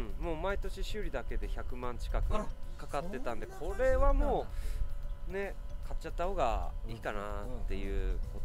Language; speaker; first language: Japanese; native; Japanese